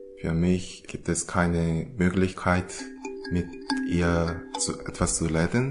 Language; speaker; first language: German; non-native, learner; Korean